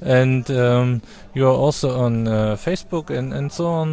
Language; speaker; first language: English; non-native, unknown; German